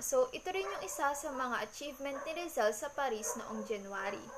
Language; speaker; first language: Filipino; native; Filipino